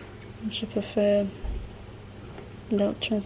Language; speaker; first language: French; non-native, learner; English